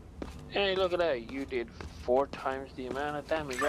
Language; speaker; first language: English; native; English